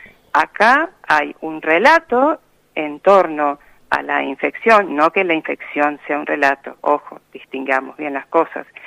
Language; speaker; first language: Spanish; native; Spanish